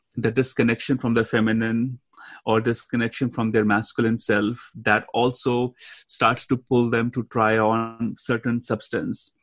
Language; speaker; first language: English; non-native, local second language; Hindi